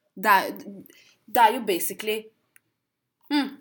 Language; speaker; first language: Norwegian; early bilingual, other home language; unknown